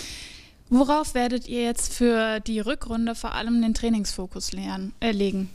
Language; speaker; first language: German; native; German